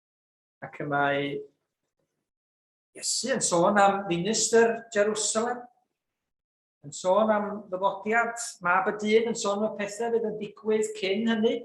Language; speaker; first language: Welsh; native; Welsh